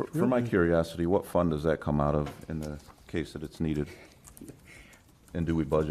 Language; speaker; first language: English; native; English